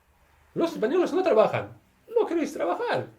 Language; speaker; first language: Spanish; non-native, learner; Arabic